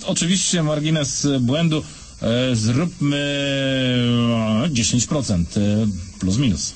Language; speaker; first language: Polish; native; Polish